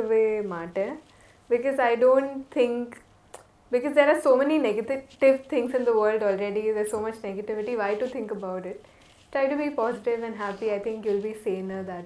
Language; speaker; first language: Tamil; non-native, learner; Tulu